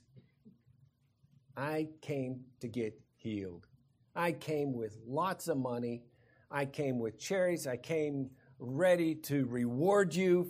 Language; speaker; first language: English; native; English